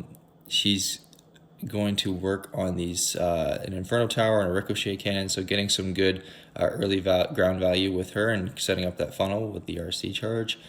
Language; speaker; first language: English; native; English